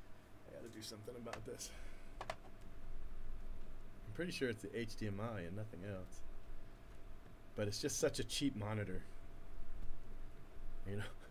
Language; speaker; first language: English; native; English